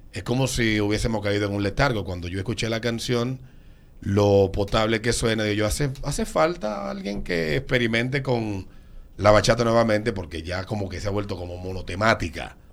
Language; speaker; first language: Spanish; native; Spanish